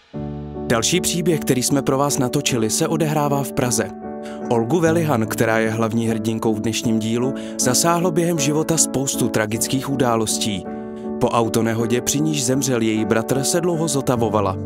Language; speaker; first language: Czech; native; Czech